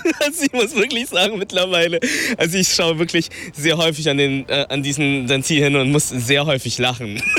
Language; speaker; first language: German; early bilingual, other home language; Vietnamese